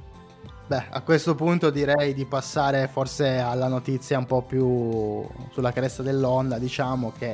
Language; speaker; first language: Italian; native; Italian